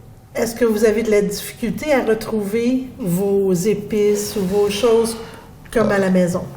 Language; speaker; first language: French; native; French